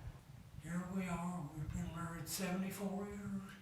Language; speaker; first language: English; native; English